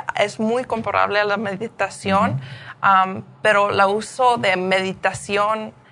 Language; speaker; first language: Spanish; early bilingual, heritage; Spanish